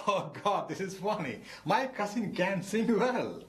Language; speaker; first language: English; non-native, local second language; Malayalam